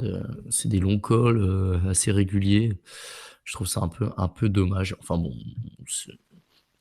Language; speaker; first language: French; native; French